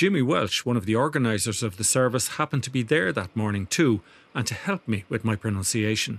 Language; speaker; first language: English; native; English